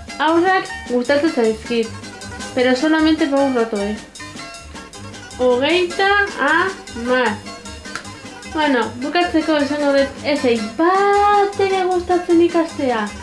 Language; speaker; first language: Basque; non-native, local second language; Spanish